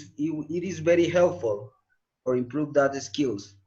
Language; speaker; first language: English; non-native, learner; Spanish